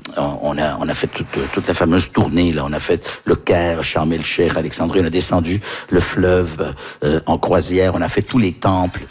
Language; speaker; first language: French; early bilingual, heritage; French